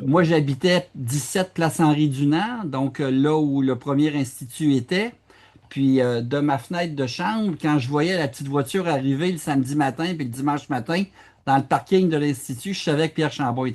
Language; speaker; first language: French; native; French